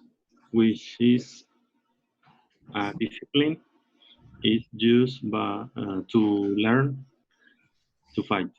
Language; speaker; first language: English; non-native, learner; Spanish